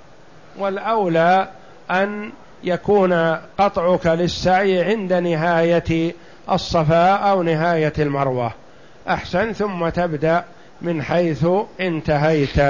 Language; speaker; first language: Arabic; native; Arabic